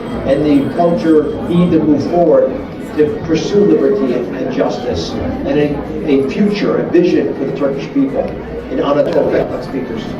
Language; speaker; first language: English; native; English